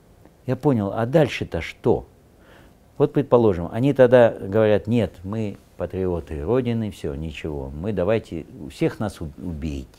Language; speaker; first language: Russian; native; Russian